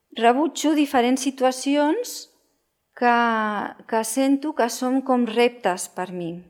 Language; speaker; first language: Catalan; non-native, local second language; Spanish